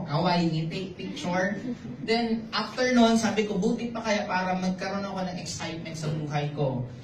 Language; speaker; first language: Filipino; non-native, local second language; Bikol